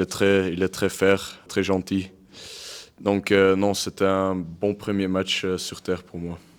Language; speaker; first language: French; non-native, local second language; Dutch